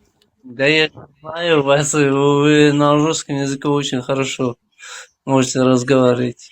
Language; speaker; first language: Russian; non-native, local second language; Uzbek